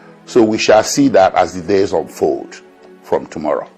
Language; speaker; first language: English; non-native, local second language; Igbo